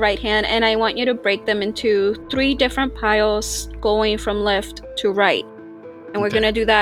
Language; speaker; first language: English; non-native, fluent; Spanish